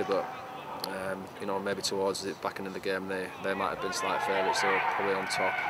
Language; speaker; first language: English; native; English